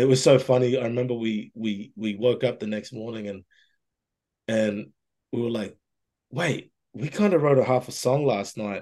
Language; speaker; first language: English; native; English